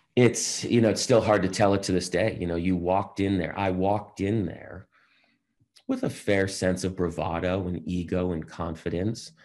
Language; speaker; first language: English; native; English